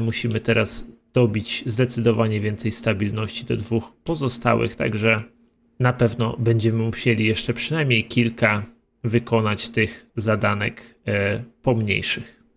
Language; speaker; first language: Polish; native; Polish